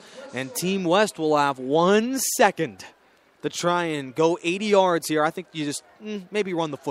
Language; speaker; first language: English; native; English